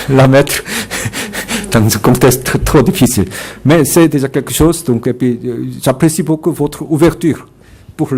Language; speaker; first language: French; non-native, fluent; Korean